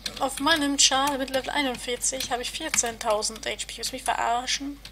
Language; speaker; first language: German; native; German